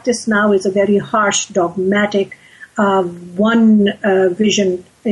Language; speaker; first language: English; non-native, local second language; Urdu